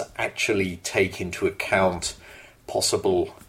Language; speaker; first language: English; native; English